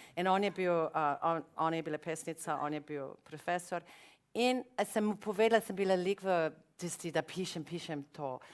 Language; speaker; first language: Slovenian; non-native, fluent; English